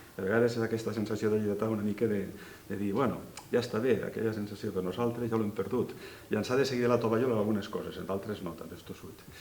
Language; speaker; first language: Catalan; native; Catalan